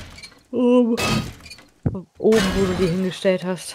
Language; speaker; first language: German; native; German